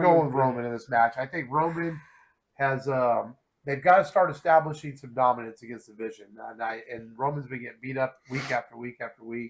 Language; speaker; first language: English; native; English